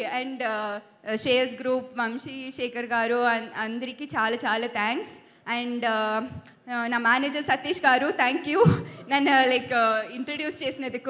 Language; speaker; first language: Telugu; non-native, learner; Tamil